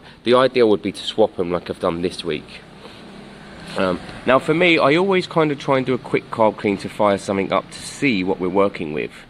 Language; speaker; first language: English; native; English